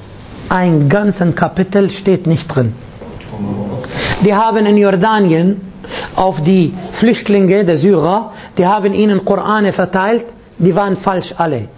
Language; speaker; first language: German; non-native, fluent; Arabic